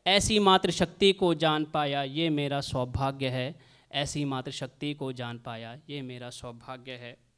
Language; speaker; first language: Hindi; native; Hindi